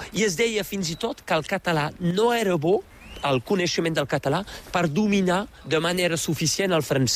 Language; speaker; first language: Catalan; native; Catalan